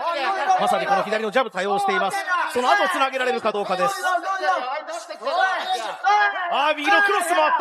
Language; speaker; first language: Japanese; native; Japanese